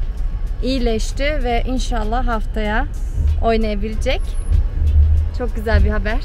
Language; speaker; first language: Turkish; early bilingual, heritage; Turkish